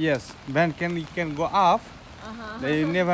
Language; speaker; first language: English; non-native, learner; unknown